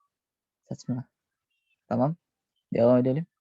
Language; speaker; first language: Turkish; non-native, learner; Indonesian